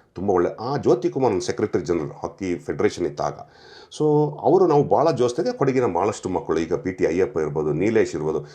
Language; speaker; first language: Kannada; non-native, local second language; Kodava